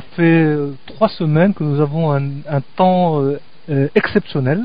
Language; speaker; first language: French; native; French